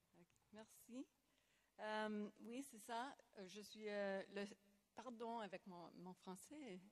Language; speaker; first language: French; non-native, local second language; English